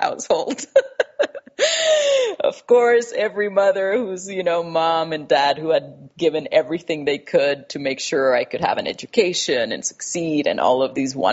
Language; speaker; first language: English; non-native, fluent; Spanish